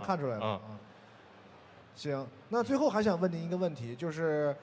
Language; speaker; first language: Chinese; native; Chinese